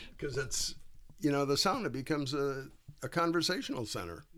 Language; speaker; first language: English; native; English